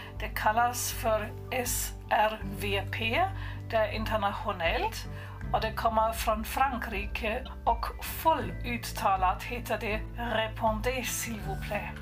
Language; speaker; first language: Swedish; non-native, fluent; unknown